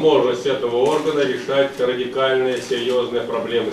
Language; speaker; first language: Russian; native; Russian